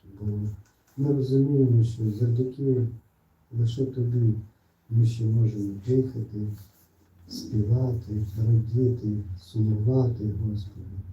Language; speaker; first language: Ukrainian; non-native, local second language; Russian